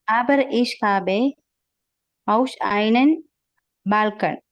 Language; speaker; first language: German; non-native, learner; Malayalam